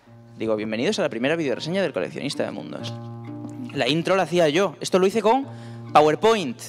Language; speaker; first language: Spanish; native; Spanish